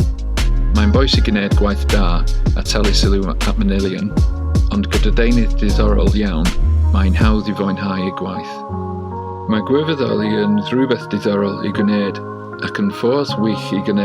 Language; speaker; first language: Welsh; non-native, learner; English